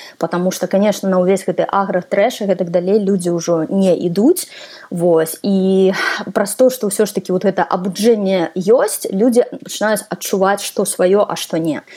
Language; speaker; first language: Belarusian; non-native, local second language; Russian